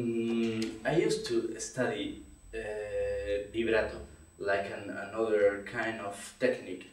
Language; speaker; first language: English; non-native, learner; Spanish